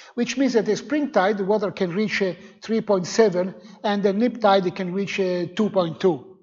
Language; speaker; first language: English; non-native, fluent; Italian